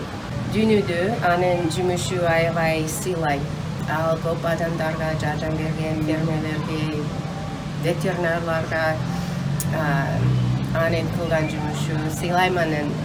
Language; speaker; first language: Kyrgyz; non-native, learner; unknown